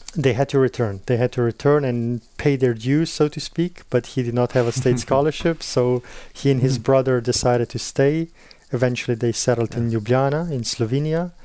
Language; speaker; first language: English; non-native, fluent; Slovenian